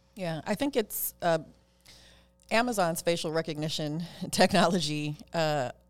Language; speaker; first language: English; native; English